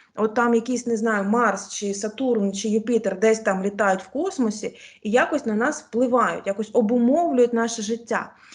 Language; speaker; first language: Ukrainian; non-native, local second language; Russian